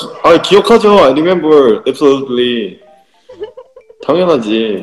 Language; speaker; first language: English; non-native, learner; Korean